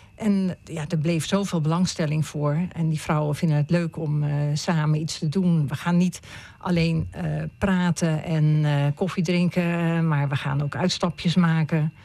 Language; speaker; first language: Dutch; native; Dutch